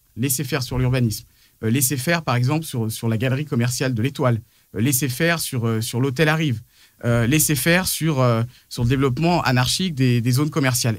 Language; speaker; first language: French; native; French